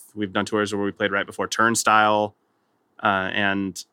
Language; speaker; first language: English; native; English